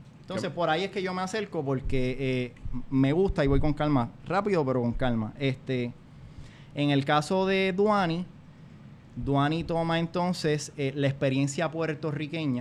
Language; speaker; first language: Spanish; native; Spanish